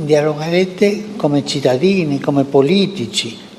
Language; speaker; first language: Italian; non-native, fluent; Spanish